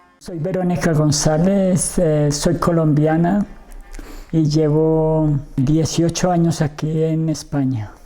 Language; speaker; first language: Spanish; native; Spanish